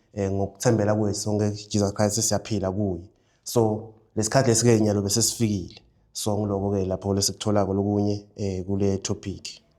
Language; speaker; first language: Zulu; non-native, local second language; Swati